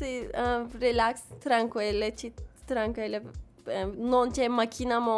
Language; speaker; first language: Italian; non-native, learner; Turkish